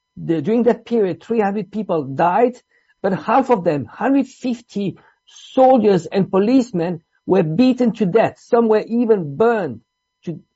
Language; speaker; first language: English; non-native, fluent; Italian